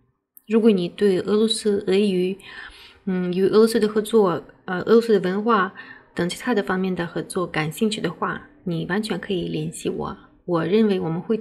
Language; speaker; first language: Chinese; non-native, fluent; Russian